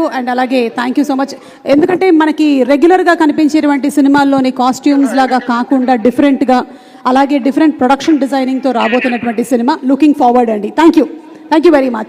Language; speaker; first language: Telugu; native; Telugu